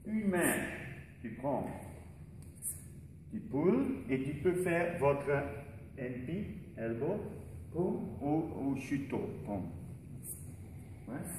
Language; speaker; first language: French; non-native, learner; Dutch